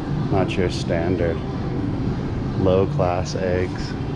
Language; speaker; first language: English; native; English